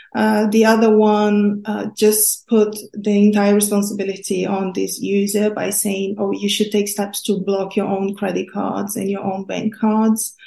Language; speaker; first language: English; non-native, fluent; Portuguese